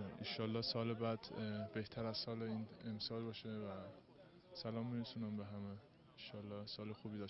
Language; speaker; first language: Persian; early bilingual, heritage; Persian